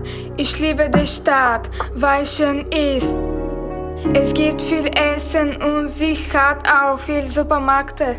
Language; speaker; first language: German; non-native, learner; Arabic